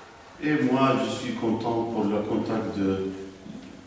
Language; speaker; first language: French; non-native, local second language; Arabic